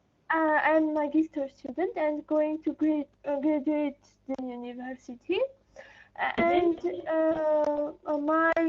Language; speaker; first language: English; non-native, learner; Armenian